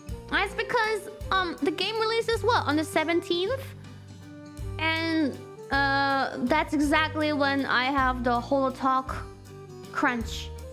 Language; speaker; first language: English; non-native, fluent; German